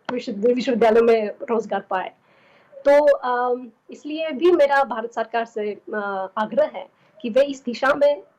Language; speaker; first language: Hindi; non-native, fluent; Armenian